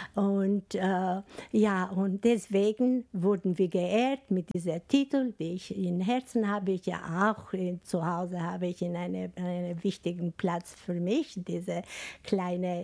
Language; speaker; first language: German; non-native, learner; Albanian